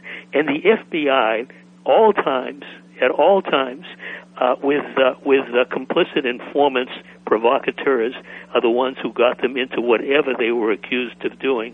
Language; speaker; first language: English; native; English